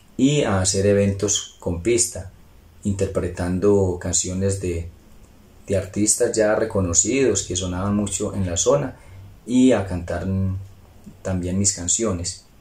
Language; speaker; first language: Spanish; native; Spanish